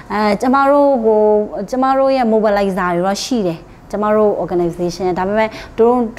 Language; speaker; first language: Burmese; non-native, local second language; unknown